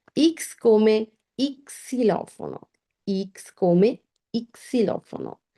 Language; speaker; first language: Italian; non-native, fluent; Bangla